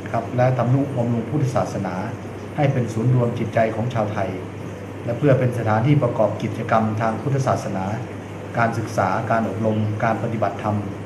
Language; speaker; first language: Thai; native; Thai